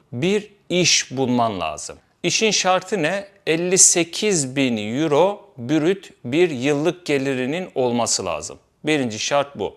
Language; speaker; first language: Turkish; native; Turkish